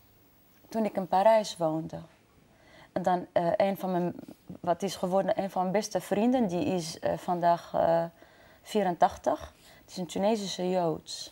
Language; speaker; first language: Dutch; non-native, fluent; Arabic